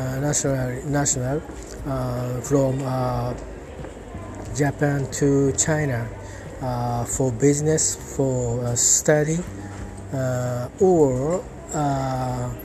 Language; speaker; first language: English; non-native, learner; Japanese